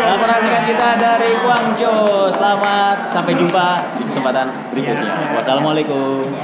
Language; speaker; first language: Indonesian; native; Indonesian